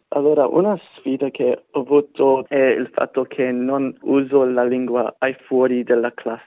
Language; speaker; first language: Italian; non-native, fluent; English